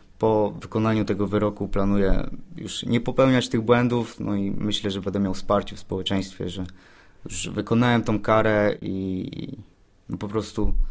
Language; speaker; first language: Polish; native; Polish